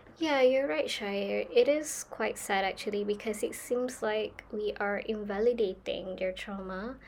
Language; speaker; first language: English; non-native, local second language; Malay